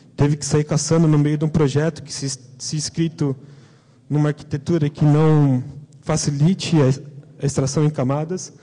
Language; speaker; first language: Portuguese; native; Portuguese